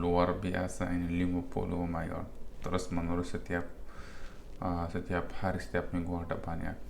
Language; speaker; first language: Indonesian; non-native, fluent; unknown